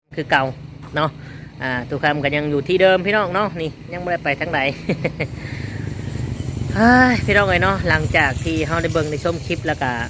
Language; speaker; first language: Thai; non-native, local second language; Lao